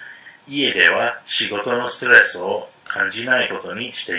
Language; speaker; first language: Japanese; non-native, fluent; English